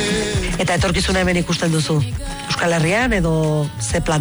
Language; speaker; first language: Basque; native; Basque